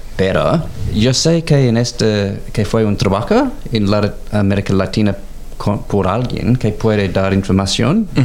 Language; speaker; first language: Spanish; non-native, learner; English